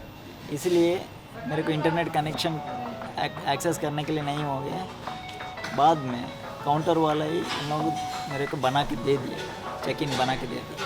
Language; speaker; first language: Hindi; non-native, local second language; Tulu